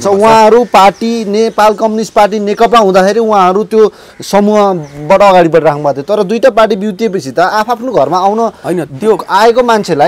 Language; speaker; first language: Nepali; native; Nepali